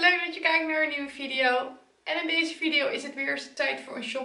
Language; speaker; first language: Dutch; native; Dutch